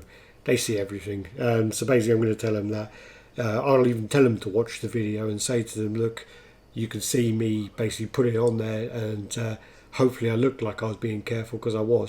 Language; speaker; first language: English; native; English